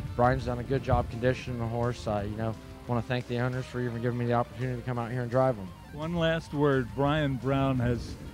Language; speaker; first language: English; native; English